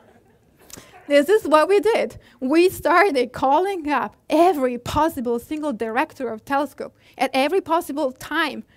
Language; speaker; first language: English; non-native, fluent; Italian